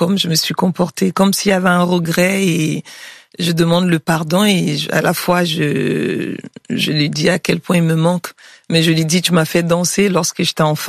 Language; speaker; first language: French; non-native, local second language; Bambara